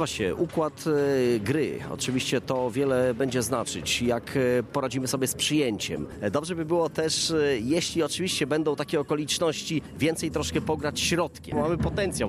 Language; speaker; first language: Polish; native; Polish